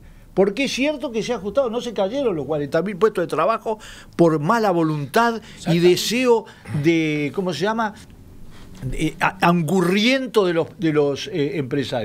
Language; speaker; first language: Spanish; native; Spanish